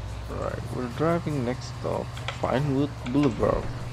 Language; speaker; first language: English; non-native, learner; Indonesian